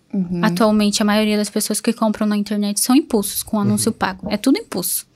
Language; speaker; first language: Portuguese; native; Portuguese